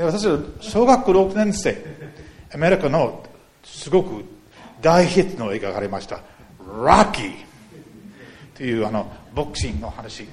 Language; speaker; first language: Japanese; non-native, fluent; English